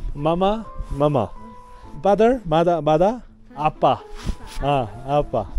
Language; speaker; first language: English; non-native, learner; Korean